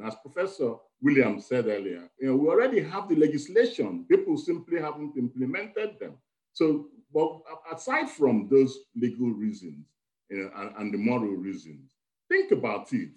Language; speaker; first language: English; non-native, local second language; Igbo